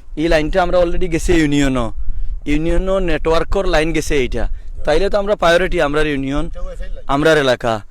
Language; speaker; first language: Bangla; native; Bangla